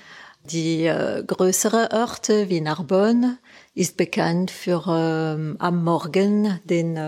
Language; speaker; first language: German; non-native, fluent; French